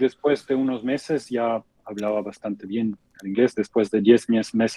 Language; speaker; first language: Spanish; non-native, fluent; German